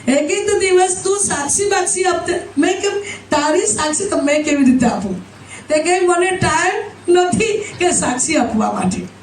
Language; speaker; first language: Gujarati; non-native, local second language; Gamit